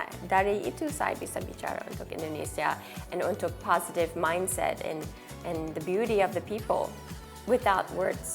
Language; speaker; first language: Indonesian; non-native, learner; English